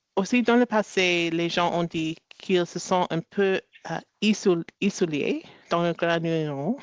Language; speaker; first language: French; non-native, learner; English